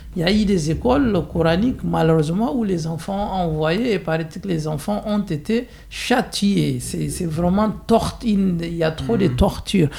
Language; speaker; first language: French; non-native, local second language; Hausa